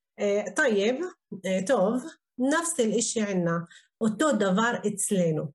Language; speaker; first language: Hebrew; non-native, local second language; Arabic